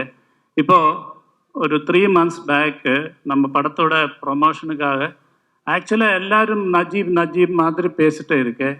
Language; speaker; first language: Tamil; non-native, local second language; Malayalam